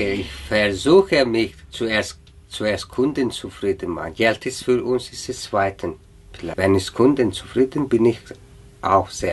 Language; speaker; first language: German; non-native, learner; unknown